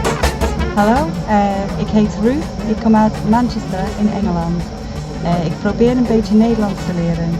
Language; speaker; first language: Dutch; non-native, learner; English